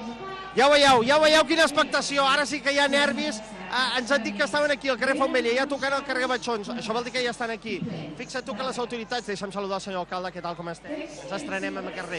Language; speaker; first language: Catalan; native; Catalan